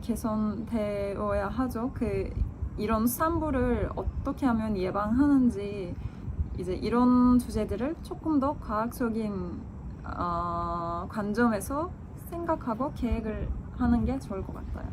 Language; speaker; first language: Korean; non-native, fluent; Turkish